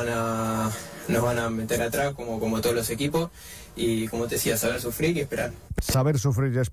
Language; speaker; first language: Spanish; native; Spanish